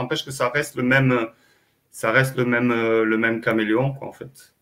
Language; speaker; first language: French; native; French